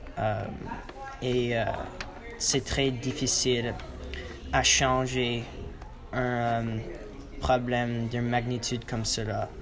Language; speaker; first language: French; non-native, learner; English